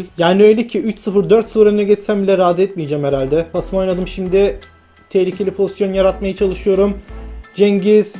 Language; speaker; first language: Turkish; native; Turkish